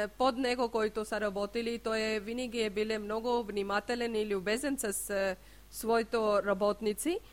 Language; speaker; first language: Bulgarian; non-native, learner; Urdu